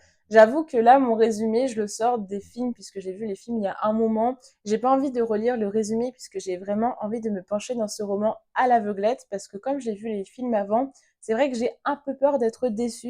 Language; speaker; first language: French; native; French